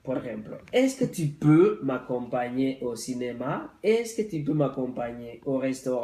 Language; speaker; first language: French; non-native, local second language; Rundi